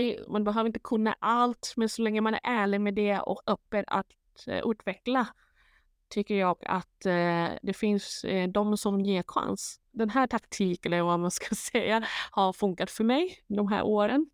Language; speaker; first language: Swedish; non-native, fluent; Thai